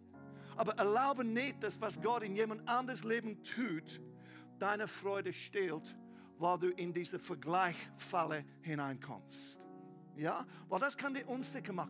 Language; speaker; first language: German; non-native, learner; English